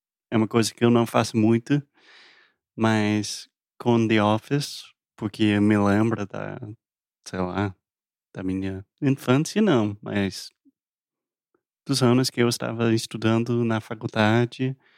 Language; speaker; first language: Portuguese; non-native, fluent; English